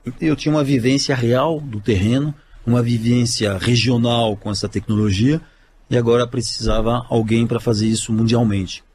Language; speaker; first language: Portuguese; non-native, fluent; French